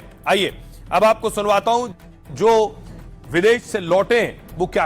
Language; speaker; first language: Hindi; native; Hindi